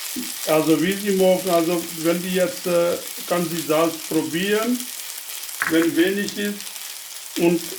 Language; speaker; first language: German; non-native, learner; Urdu